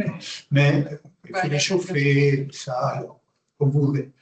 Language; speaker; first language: French; non-native, fluent; Spanish